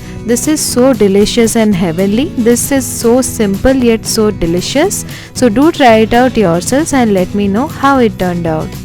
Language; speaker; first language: English; non-native, local second language; Odia